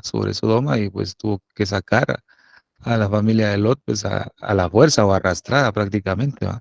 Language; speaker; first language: Spanish; native; Spanish